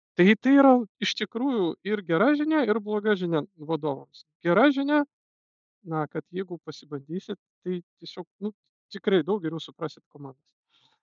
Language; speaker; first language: Lithuanian; non-native, local second language; Russian